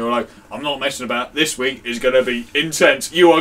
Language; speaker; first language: English; native; English